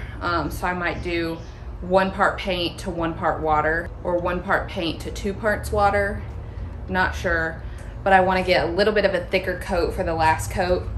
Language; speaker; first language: English; native; English